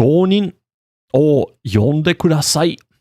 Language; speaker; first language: Japanese; non-native, learner; English